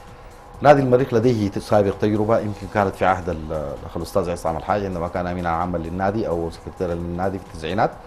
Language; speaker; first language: Arabic; native; Arabic